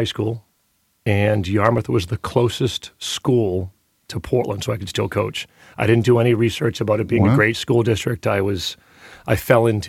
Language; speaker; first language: English; native; English